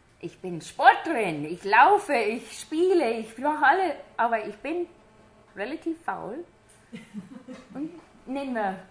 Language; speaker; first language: German; non-native, fluent; English